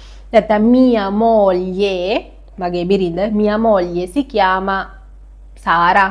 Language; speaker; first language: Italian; non-native, fluent; Sinhala